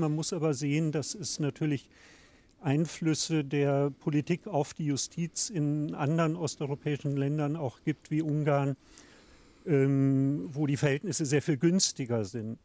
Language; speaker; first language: German; native; German